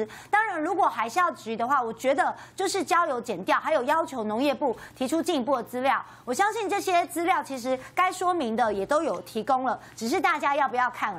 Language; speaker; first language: Chinese; native; Chinese